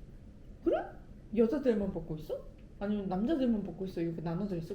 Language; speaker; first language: Korean; native; Korean